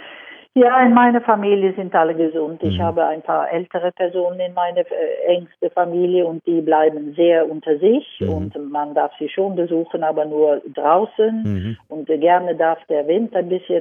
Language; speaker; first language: German; non-native, fluent; Swedish